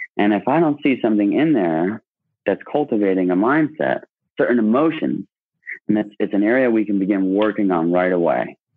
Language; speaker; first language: English; native; English